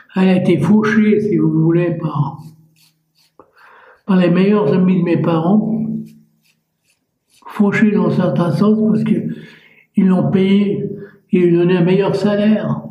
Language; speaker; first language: French; native; French